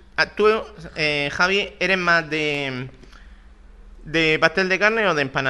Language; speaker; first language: Spanish; native; Spanish